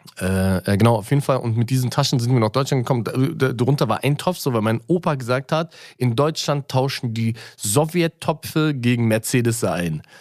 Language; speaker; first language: German; early bilingual, other home language; Russian